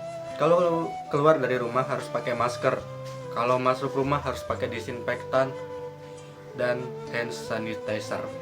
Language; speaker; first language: Indonesian; native; Indonesian